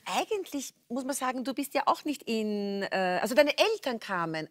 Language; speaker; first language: German; native; German